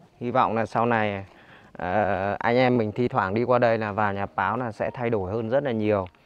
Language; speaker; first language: Vietnamese; native; Vietnamese